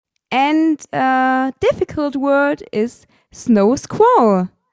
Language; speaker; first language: English; non-native, fluent; German